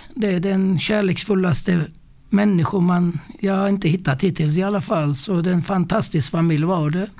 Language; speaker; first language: Swedish; non-native, fluent; Turkish